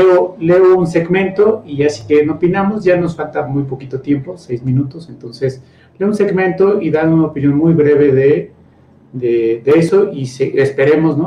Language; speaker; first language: Spanish; native; Spanish